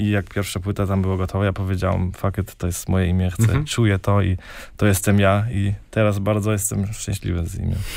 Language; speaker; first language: Polish; early bilingual, heritage; German